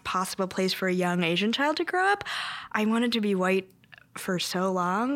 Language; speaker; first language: English; early bilingual, other home language; Korean